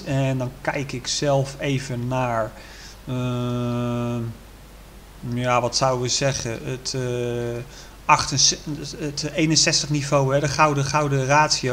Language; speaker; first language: Dutch; native; Dutch